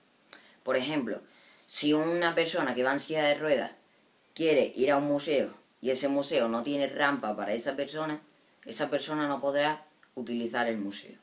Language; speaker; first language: Spanish; native; Spanish